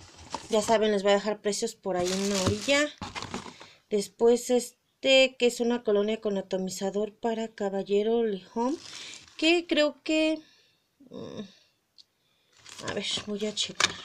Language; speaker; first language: Spanish; native; Spanish